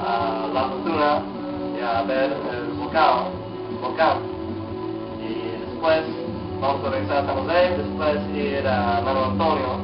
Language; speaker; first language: Spanish; non-native, learner; English